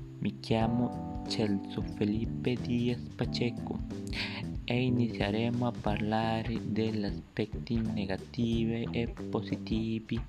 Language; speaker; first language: Italian; non-native, learner; Spanish